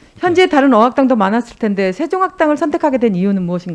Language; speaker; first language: Korean; native; Korean